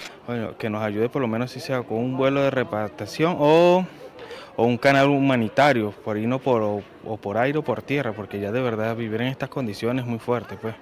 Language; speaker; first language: Spanish; native; Spanish